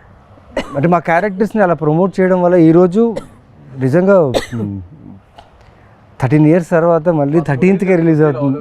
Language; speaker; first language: Telugu; native; Telugu